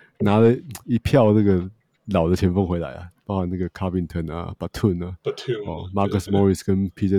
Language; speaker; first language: Chinese; native; Chinese